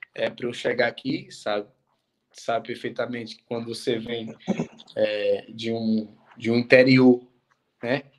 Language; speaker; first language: Portuguese; native; Portuguese